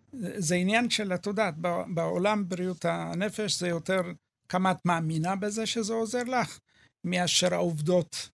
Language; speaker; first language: Hebrew; early bilingual, other home language; Amharic